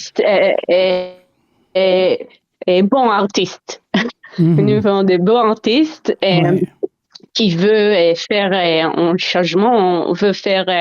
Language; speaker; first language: French; non-native, learner; Hebrew